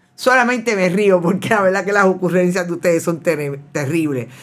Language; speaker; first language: Spanish; native; Spanish